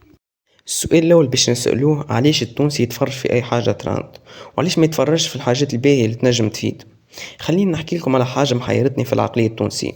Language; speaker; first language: Arabic; native; Arabic